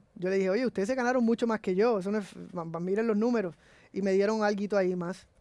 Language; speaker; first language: Spanish; native; Spanish